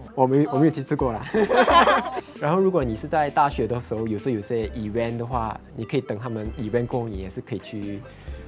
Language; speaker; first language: Chinese; native; Chinese